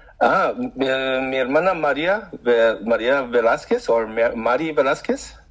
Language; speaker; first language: Spanish; early bilingual, heritage; Spanish